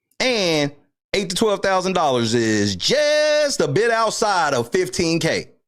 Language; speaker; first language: English; native; English